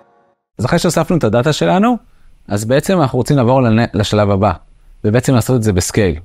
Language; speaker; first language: Hebrew; native; Hebrew